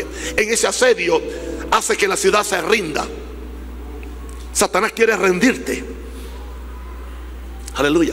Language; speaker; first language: Spanish; native; Spanish